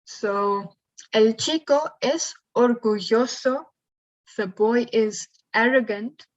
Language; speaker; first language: Spanish; non-native, learner; English